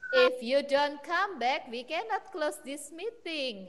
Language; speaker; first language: English; non-native, fluent; Indonesian